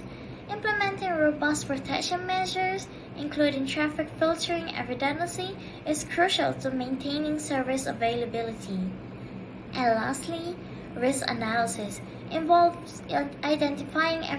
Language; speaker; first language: English; non-native, local second language; Malay